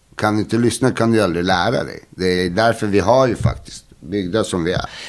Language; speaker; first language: Swedish; early bilingual, other home language; Bosnian